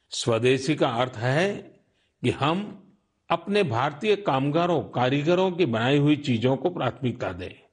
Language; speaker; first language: Hindi; non-native, local second language; Gujarati